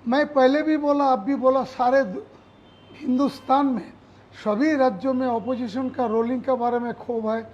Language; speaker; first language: Hindi; non-native, local second language; Bangla